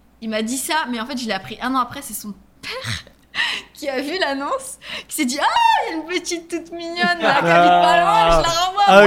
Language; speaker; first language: French; native; French